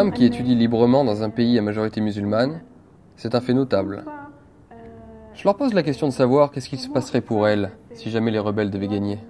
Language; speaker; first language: French; native; French